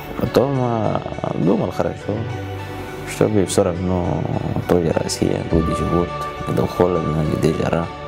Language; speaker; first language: Russian; non-native, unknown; Arabic